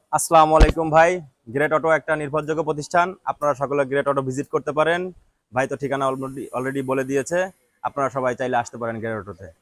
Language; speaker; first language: Bangla; native; Bangla